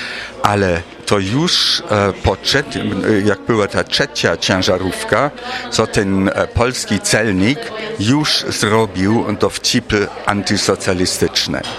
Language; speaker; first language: Polish; non-native, fluent; German